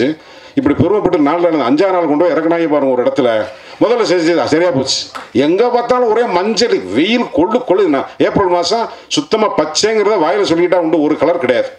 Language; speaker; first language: Tamil; native; Tamil